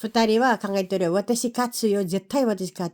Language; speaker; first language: Japanese; non-native, learner; Filipino